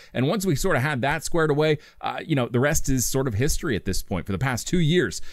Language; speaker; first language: English; native; English